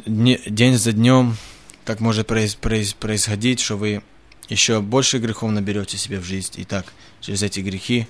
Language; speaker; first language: Russian; early bilingual, heritage; Russian